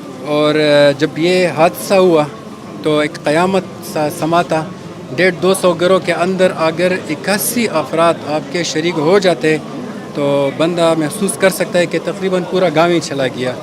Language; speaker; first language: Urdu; non-native, local second language; Pashto